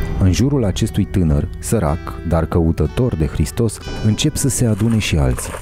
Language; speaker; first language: Romanian; native; Romanian